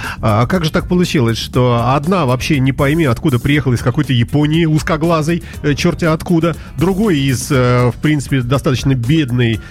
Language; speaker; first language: Russian; native; Russian